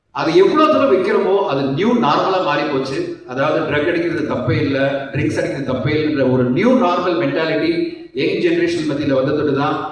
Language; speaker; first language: Tamil; native; Tamil